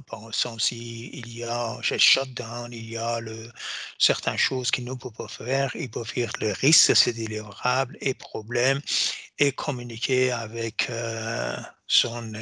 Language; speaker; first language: French; non-native, fluent; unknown